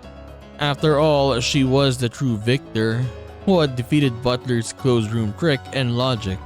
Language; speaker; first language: English; native; English